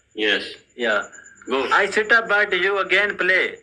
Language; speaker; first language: English; non-native, learner; Amharic